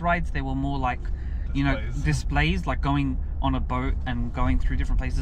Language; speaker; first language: English; native; English